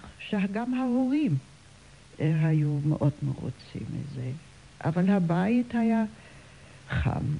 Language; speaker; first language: Hebrew; non-native, fluent; German